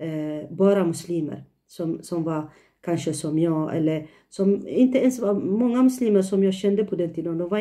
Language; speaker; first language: Swedish; non-native, fluent; Tigrinya